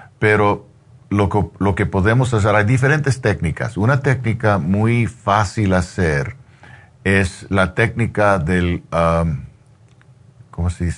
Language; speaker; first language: Spanish; non-native, learner; English